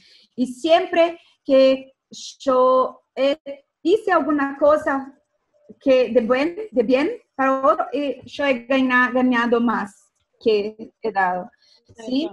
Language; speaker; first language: Spanish; non-native, fluent; Portuguese